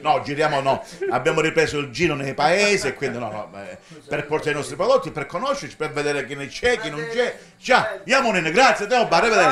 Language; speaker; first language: Italian; native; Italian